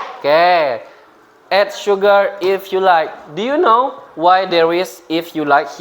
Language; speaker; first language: English; non-native, fluent; Indonesian